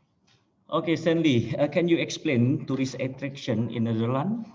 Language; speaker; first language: English; non-native, learner; Indonesian